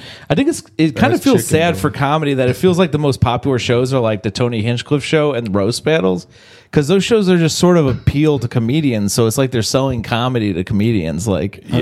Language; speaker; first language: English; native; English